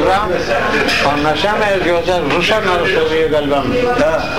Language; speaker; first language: Greek; non-native, local second language; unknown